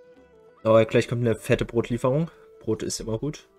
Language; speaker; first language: German; native; German